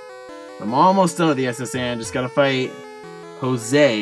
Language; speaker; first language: English; native; English